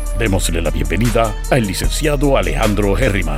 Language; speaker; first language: Spanish; native; Spanish